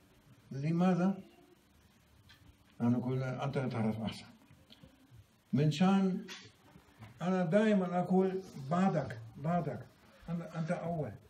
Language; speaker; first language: Arabic; non-native, learner; German